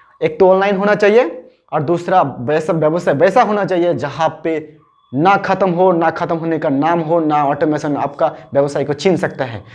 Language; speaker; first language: Hindi; non-native, local second language; Bangla